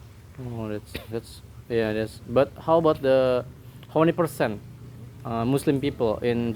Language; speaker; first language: English; non-native, learner; Indonesian